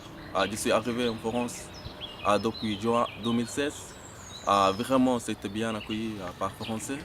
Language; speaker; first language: French; non-native, learner; Arabic